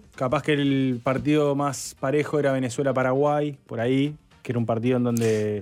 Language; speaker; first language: Spanish; native; Spanish